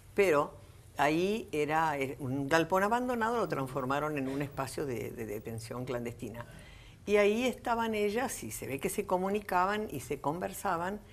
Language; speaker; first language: Spanish; native; Spanish